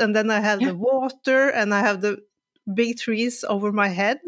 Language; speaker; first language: English; non-native, fluent; Norwegian